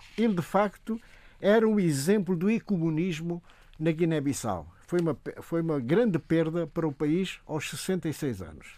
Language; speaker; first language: Portuguese; non-native, local second language; Upper Guinea Crioulo